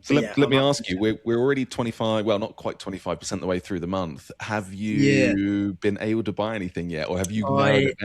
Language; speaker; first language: English; native; English